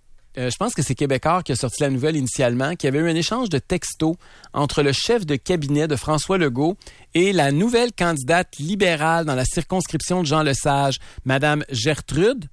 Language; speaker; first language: French; native; French